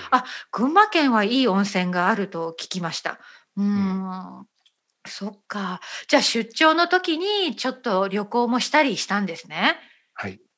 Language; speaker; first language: Japanese; native; Japanese